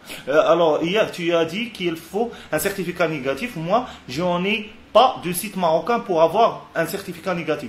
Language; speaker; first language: French; non-native, local second language; Arabic